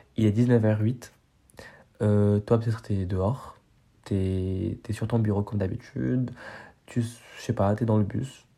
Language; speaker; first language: French; non-native, local second language; Arabic